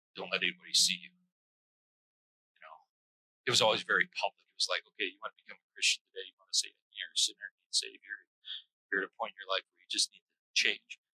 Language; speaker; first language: English; native; English